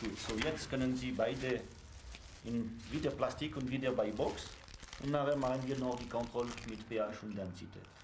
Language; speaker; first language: German; non-native, learner; French